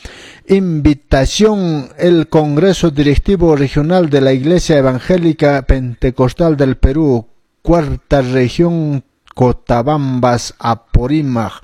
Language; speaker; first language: Spanish; non-native, local second language; Quechua